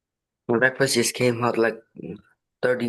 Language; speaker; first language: English; non-native, fluent; Indonesian